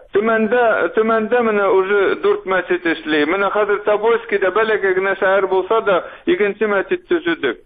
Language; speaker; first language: Tatar; native; Tatar